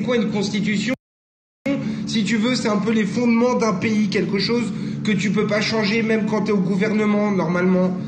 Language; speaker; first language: French; native; French